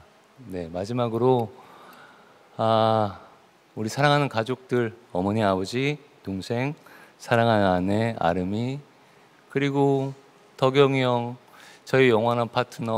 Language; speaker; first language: Korean; native; Korean